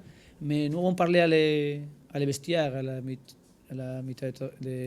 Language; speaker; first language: French; non-native, learner; Spanish